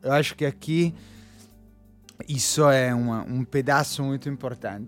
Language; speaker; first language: Portuguese; non-native, fluent; Italian